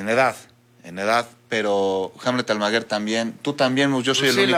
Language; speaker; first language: Spanish; native; Spanish